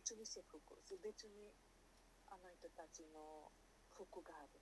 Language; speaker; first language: Japanese; non-native, learner; Nepali